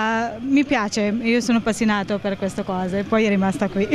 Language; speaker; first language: Italian; non-native, learner; Hindi